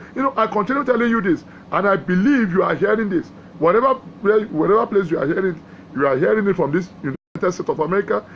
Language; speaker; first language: English; non-native, local second language; Yoruba